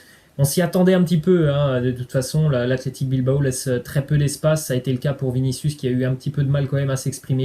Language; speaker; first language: French; native; French